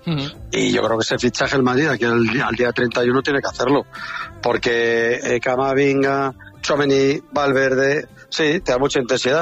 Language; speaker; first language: Spanish; native; Spanish